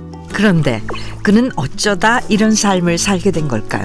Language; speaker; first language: Korean; native; Korean